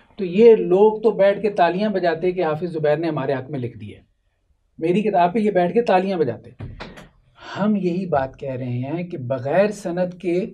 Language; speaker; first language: Urdu; native; Urdu